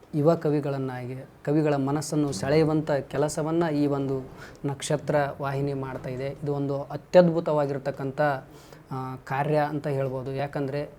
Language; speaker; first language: Kannada; native; Kannada